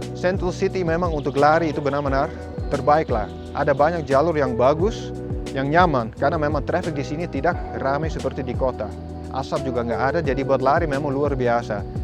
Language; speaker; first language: Indonesian; non-native, fluent; Dutch